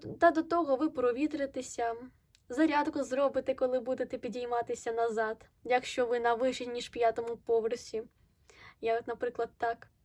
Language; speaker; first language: Ukrainian; non-native, local second language; Russian